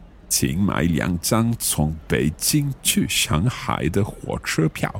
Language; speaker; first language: Chinese; non-native, learner; English